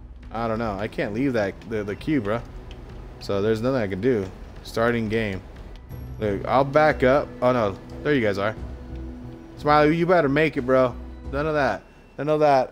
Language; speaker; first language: English; native; English